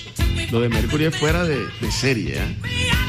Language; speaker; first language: Spanish; native; Spanish